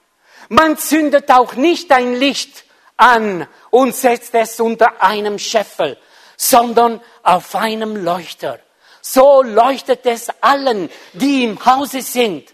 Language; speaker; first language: German; non-native, fluent; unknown